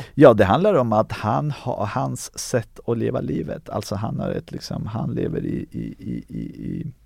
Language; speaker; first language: Swedish; early bilingual, other home language; Armenian